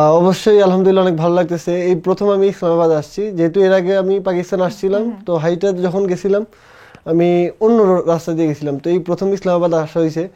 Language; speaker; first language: Bangla; native; Bangla